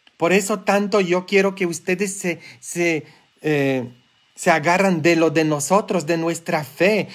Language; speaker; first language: Spanish; non-native, fluent; Polish